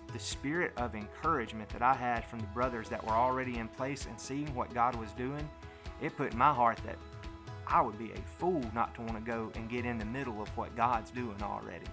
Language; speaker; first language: English; native; English